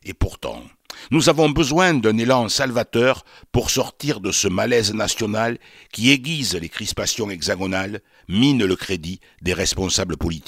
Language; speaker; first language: French; native; French